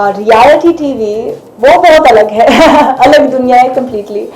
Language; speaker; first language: Hindi; non-native, fluent; Arabic